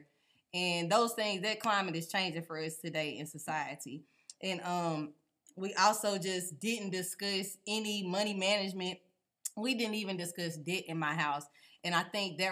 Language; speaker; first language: English; native; English